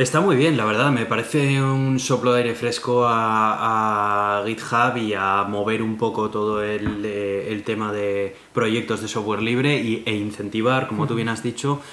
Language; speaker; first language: Spanish; native; Spanish